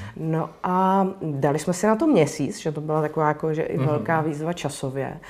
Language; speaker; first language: Czech; native; Czech